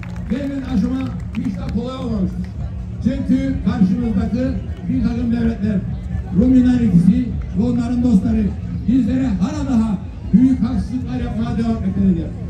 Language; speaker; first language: Turkish; native; Turkish